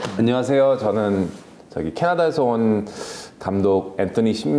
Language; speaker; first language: Korean; early bilingual, other home language; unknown